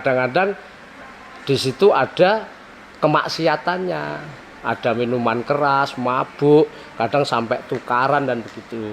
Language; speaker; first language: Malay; non-native, local second language; Javanese